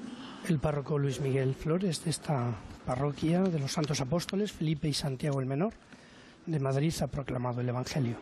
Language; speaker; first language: Spanish; native; Spanish